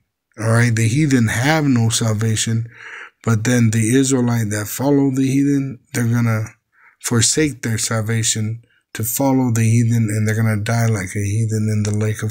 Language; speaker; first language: English; native; English